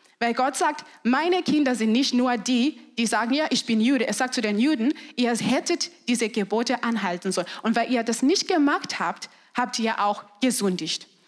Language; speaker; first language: German; non-native, fluent; Shona